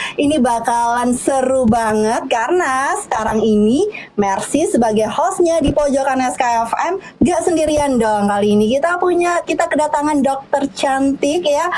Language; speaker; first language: Indonesian; native; Indonesian